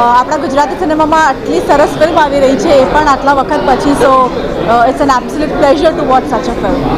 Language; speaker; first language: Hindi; non-native, local second language; Gujarati